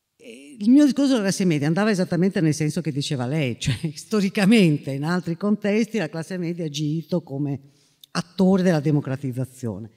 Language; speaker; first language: Italian; native; Italian